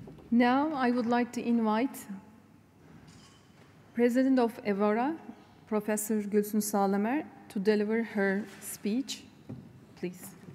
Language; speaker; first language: English; non-native, fluent; Turkish